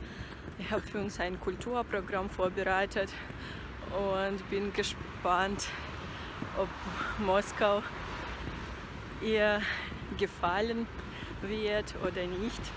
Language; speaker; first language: German; non-native, fluent; Russian